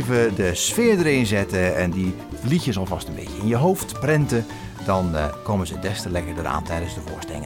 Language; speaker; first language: Dutch; native; Dutch